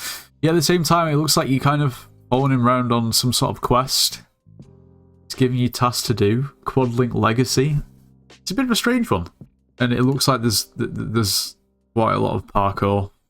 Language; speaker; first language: English; native; English